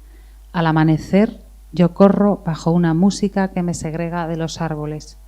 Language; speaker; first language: Spanish; native; Spanish